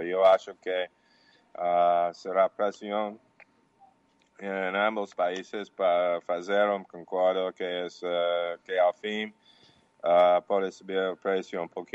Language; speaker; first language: Portuguese; non-native, learner; English